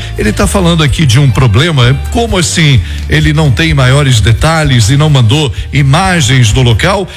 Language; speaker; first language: Portuguese; native; Portuguese